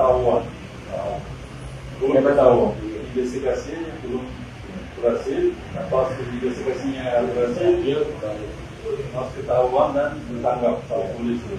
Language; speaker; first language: Indonesian; non-native, fluent; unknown